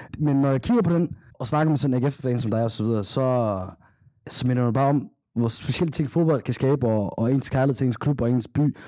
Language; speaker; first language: Danish; early bilingual, other home language; Somali